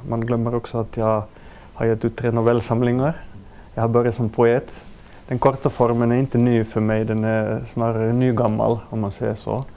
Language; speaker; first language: Swedish; native; Swedish